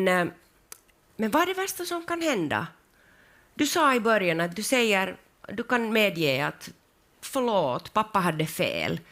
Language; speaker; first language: Swedish; native; Swedish